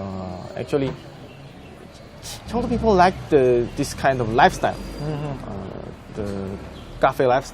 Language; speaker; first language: English; non-native, fluent; Korean